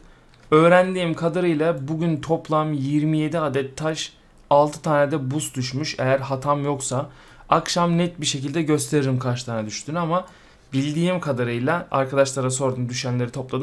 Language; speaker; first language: Turkish; native; Turkish